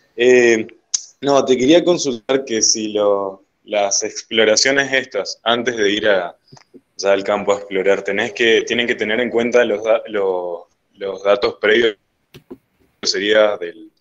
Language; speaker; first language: Spanish; native; Spanish